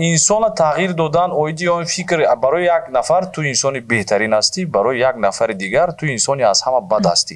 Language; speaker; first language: Tajik; native; Tajik